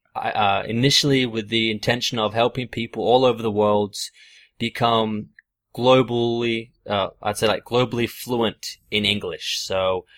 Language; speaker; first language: English; native; English